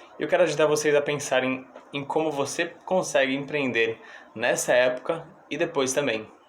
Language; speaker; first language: Portuguese; non-native, fluent; English